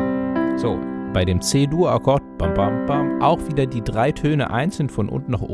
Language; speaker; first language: German; native; German